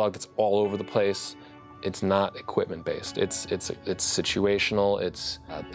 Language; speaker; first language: English; native; English